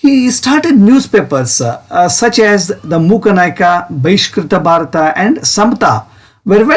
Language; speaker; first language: English; non-native, local second language; Kannada